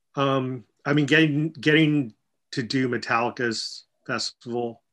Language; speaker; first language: English; native; English